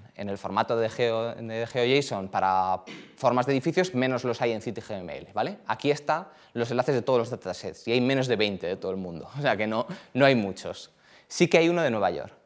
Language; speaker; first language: Spanish; native; Spanish